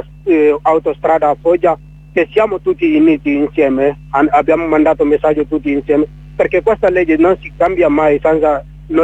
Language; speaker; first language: Italian; non-native, learner; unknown